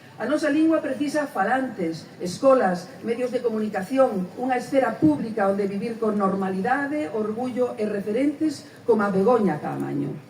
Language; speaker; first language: Galician; early bilingual, heritage; Spanish